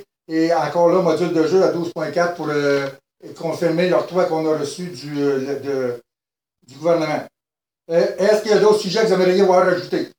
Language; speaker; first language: French; native; French